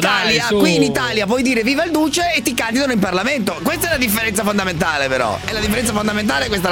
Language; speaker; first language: Italian; native; Italian